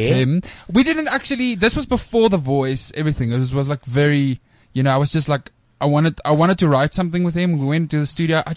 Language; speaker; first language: English; non-native, local second language; Afrikaans